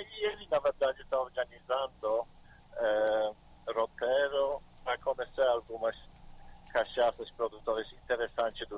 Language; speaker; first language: Portuguese; non-native, learner; Polish